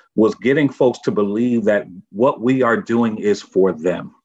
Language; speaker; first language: English; native; English